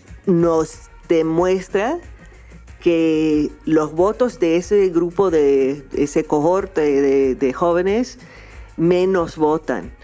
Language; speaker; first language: Spanish; non-native, fluent; English